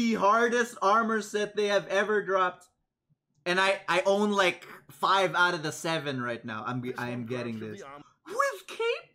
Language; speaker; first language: English; native; English